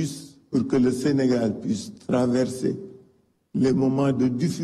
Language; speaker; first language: French; non-native, local second language; Wolof